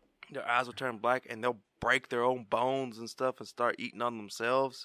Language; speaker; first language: English; early bilingual, other home language; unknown